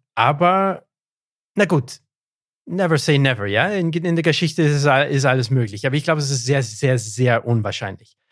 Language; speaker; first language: German; non-native, fluent; English